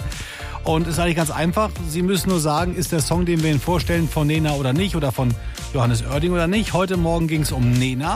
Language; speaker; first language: German; native; German